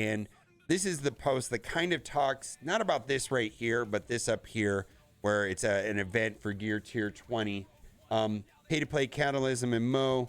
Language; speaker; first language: English; native; English